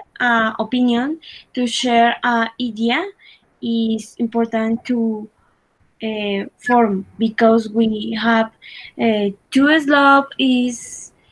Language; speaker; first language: English; non-native, learner; Spanish